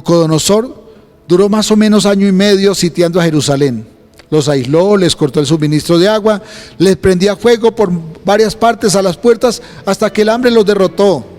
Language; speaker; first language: Spanish; native; Spanish